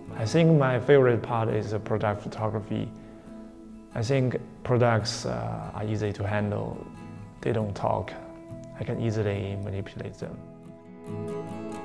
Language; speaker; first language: English; non-native, fluent; Chinese